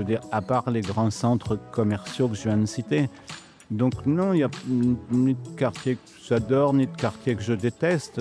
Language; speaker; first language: French; native; French